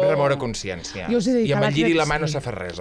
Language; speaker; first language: Catalan; native; Catalan